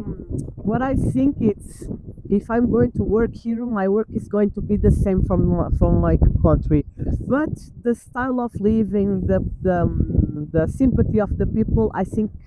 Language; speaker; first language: English; non-native, learner; Portuguese